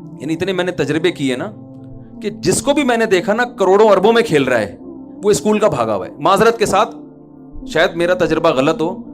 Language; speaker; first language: Urdu; native; Urdu